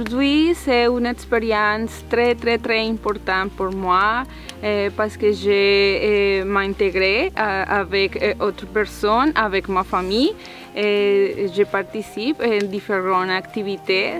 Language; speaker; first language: French; non-native, learner; Spanish